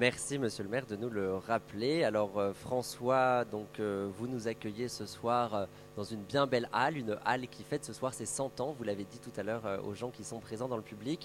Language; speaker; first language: French; native; French